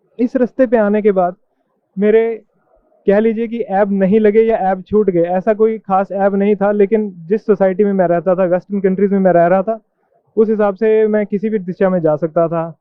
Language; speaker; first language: Hindi; native; Hindi